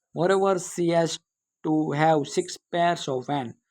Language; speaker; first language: English; non-native, local second language; Gujarati